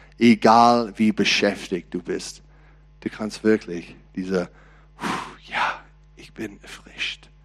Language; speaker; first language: German; non-native, learner; English